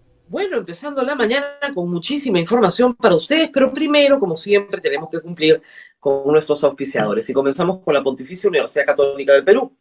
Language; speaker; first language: Spanish; native; Spanish